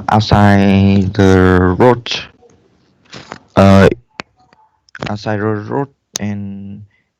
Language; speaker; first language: English; non-native, learner; Vietnamese